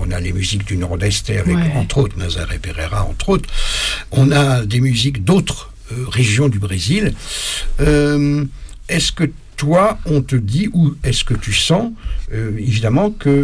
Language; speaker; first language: French; native; French